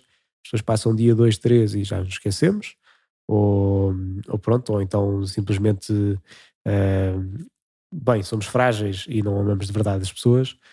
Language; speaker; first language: Portuguese; native; Portuguese